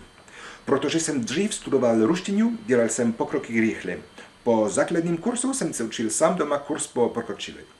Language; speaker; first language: Czech; non-native, learner; French